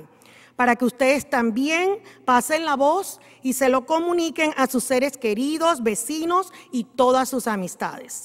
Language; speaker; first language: Spanish; native; Spanish